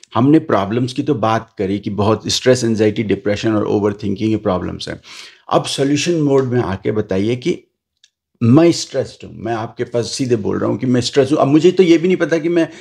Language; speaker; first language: Hindi; native; Hindi